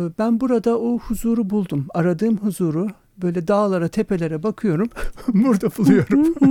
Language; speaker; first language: Turkish; native; Turkish